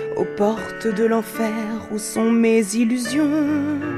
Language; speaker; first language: French; native; French